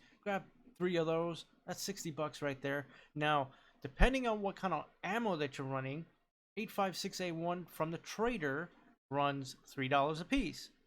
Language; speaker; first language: English; native; English